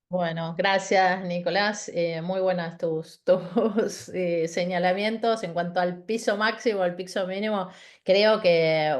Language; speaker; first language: Spanish; native; Spanish